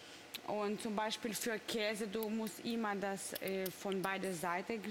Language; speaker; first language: German; non-native, learner; Russian